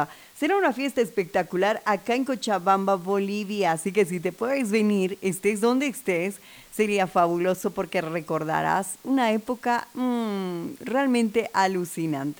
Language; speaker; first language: Spanish; native; Spanish